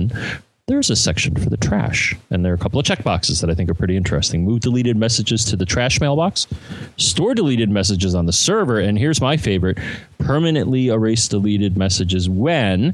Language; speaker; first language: English; native; English